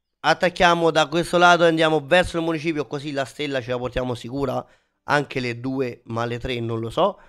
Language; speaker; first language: Italian; native; Italian